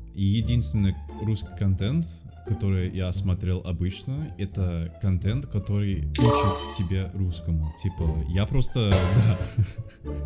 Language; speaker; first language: Russian; non-native, fluent; English